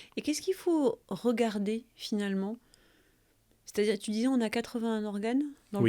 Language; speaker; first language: French; native; French